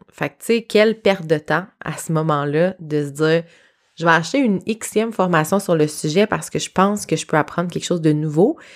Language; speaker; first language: French; native; French